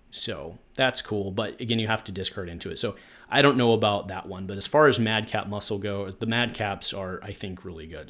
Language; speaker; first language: English; native; English